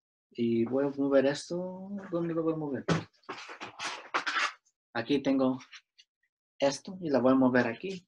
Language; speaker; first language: Spanish; early bilingual, heritage; Spanish